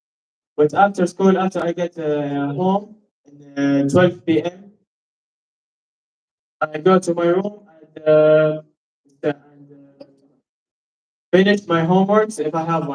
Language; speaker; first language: English; non-native, learner; Arabic